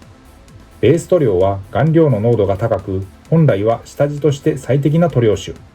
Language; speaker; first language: Japanese; native; Japanese